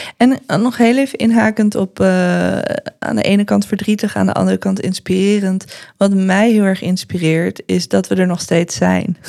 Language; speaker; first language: Dutch; native; Dutch